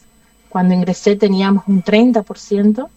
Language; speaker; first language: Spanish; native; Spanish